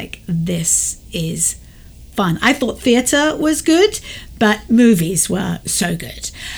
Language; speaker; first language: English; native; English